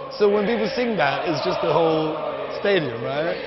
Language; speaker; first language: English; non-native, fluent; Italian